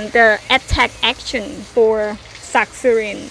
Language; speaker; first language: English; non-native, learner; Thai